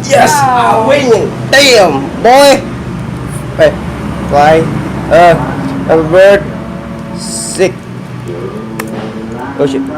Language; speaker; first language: English; non-native, learner; Indonesian